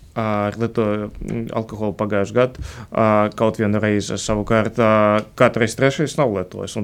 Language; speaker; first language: Latvian; non-native, fluent; Russian